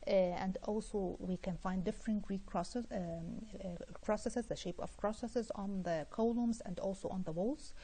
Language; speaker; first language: English; non-native, fluent; Arabic